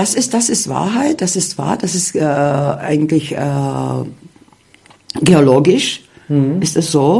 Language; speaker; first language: German; early bilingual, heritage; Czech